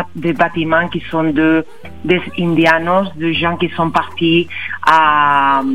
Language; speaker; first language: French; non-native, fluent; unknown